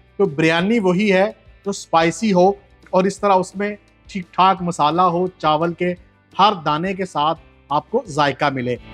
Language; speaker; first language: Urdu; native; Urdu